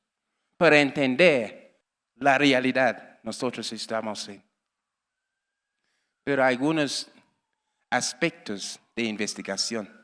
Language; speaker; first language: Spanish; non-native, learner; English